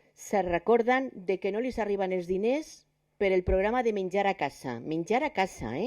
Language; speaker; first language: Catalan; non-native, local second language; Spanish